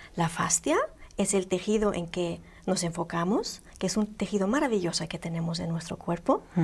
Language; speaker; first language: Spanish; non-native, fluent; Greek